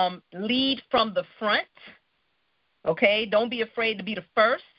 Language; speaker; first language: English; native; English